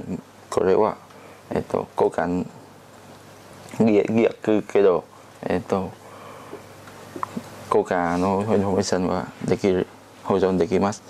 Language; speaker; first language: Japanese; non-native, learner; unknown